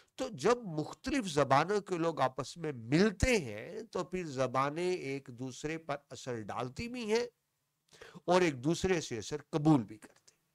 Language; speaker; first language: Urdu; non-native, local second language; Punjabi